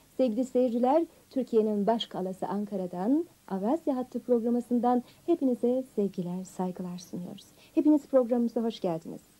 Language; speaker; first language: Turkish; native; Turkish